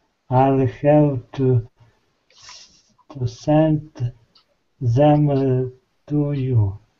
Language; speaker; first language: English; non-native, learner; Ukrainian